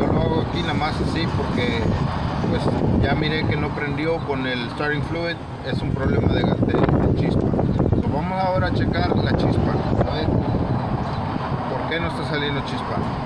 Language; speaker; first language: Spanish; native; Spanish